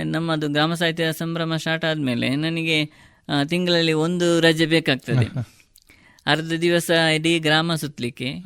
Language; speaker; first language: Kannada; non-native, local second language; Tulu